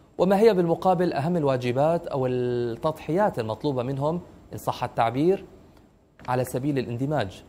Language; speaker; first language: Arabic; native; Arabic